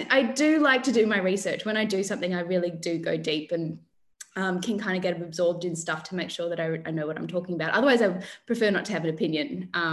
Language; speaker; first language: English; native; English